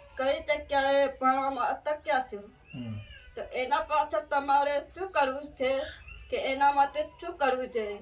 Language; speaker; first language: Gujarati; non-native, local second language; Vasavi